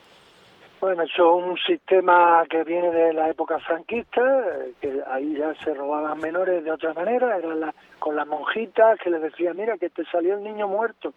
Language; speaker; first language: Spanish; native; Spanish